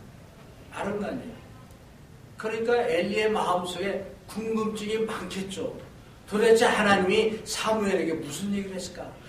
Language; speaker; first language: Korean; native; Korean